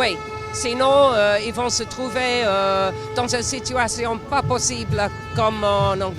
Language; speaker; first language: French; non-native, fluent; English